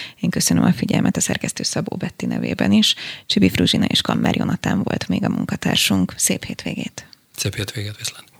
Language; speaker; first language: Hungarian; native; Hungarian